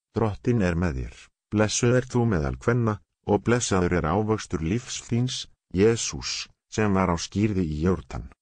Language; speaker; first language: Icelandic; non-native, learner; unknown